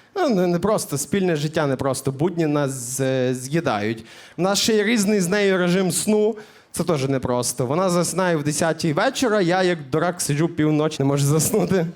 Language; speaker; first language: Ukrainian; native; Ukrainian